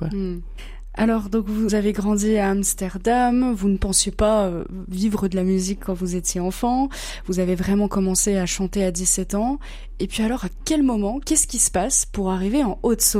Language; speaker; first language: French; native; French